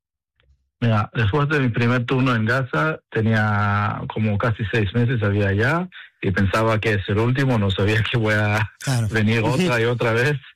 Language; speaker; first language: Spanish; non-native, learner; Hebrew